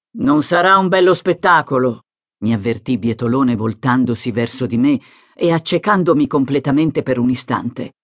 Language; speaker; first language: Italian; native; Italian